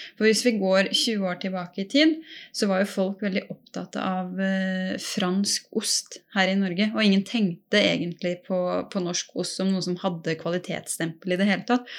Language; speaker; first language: Norwegian; native; Norwegian